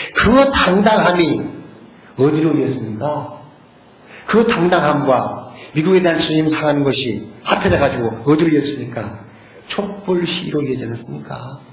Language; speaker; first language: Korean; native; Korean